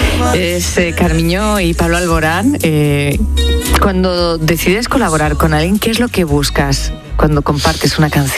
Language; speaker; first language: Spanish; native; Spanish